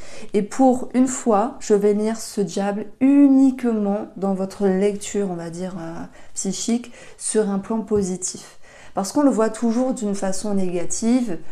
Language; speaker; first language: French; native; French